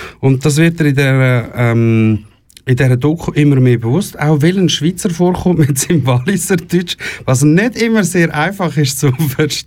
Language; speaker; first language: German; native; German